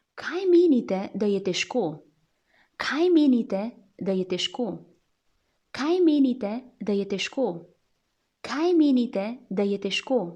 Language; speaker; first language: Slovenian; non-native, fluent; Chinese